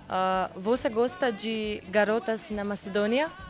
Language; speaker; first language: Portuguese; non-native, learner; Macedonian